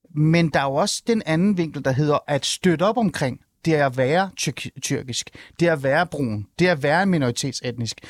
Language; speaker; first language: Danish; early bilingual, other home language; Persian